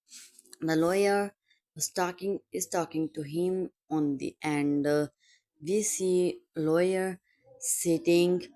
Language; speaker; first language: English; non-native, local second language; Urdu